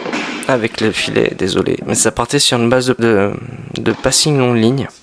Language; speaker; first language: French; native; French